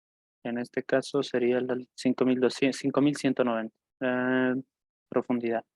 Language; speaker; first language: Spanish; native; Spanish